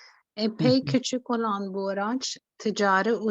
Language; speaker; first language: Turkish; non-native, learner; Urdu